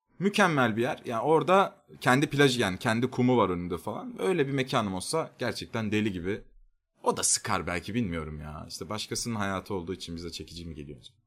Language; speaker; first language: Turkish; native; Turkish